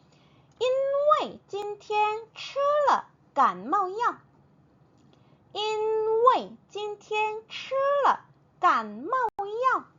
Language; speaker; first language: Chinese; non-native, fluent; Korean